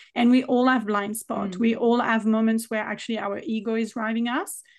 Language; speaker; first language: English; non-native, fluent; French